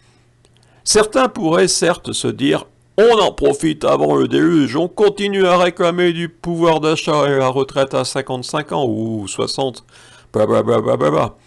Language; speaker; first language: French; native; French